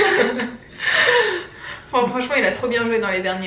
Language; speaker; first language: French; native; French